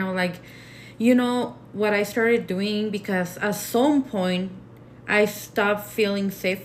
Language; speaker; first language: English; non-native, fluent; Spanish